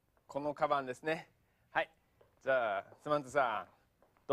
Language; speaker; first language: Japanese; non-native, fluent; English